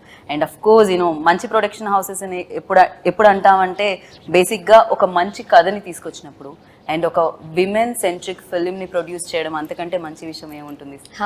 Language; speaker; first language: Telugu; native; Telugu